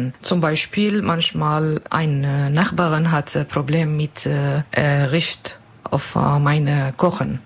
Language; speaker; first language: German; non-native, learner; Kurdish